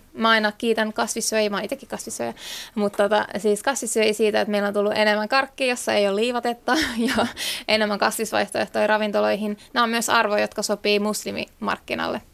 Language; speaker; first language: Finnish; native; Finnish